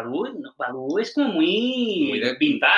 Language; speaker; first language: Spanish; native; Spanish